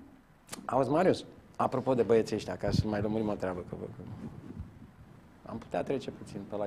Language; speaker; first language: Romanian; native; Romanian